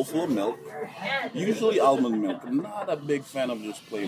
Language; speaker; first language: English; non-native, local second language; Jamaican Creole English